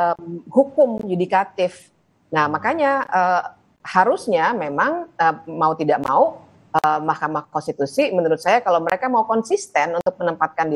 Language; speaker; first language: Indonesian; native; Indonesian